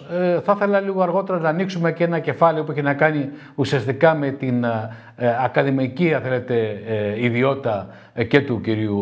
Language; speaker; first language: Greek; native; Greek